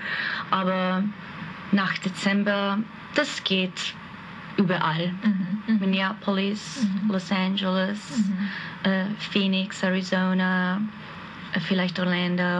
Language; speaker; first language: German; non-native, fluent; Hungarian